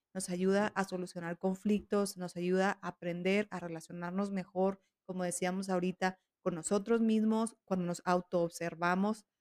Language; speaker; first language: Spanish; native; Spanish